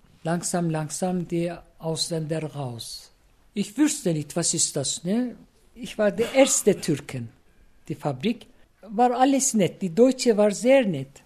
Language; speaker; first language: German; non-native, learner; Turkish